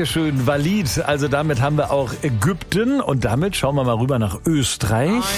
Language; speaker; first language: German; native; German